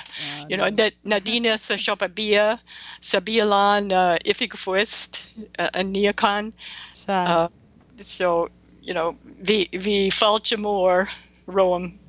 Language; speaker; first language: Irish; non-native, learner; English